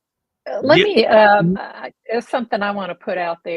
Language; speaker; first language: English; native; English